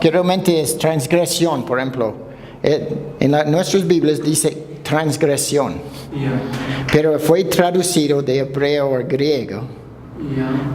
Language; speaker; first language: Spanish; non-native, fluent; English